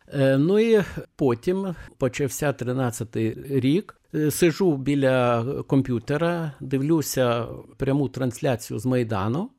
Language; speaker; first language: Ukrainian; non-native, fluent; Lithuanian